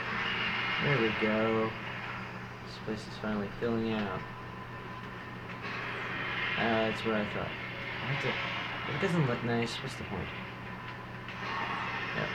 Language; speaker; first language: English; native; English